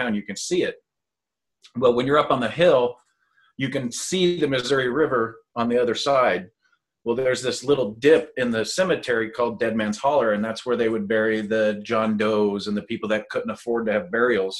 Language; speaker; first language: English; native; English